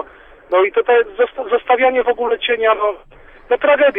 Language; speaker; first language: Polish; native; Polish